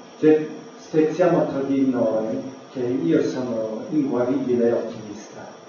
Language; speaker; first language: Italian; non-native, fluent; English